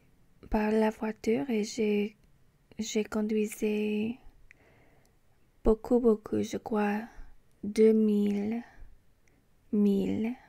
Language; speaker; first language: French; non-native, learner; English